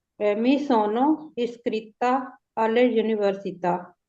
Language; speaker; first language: Italian; non-native, learner; Punjabi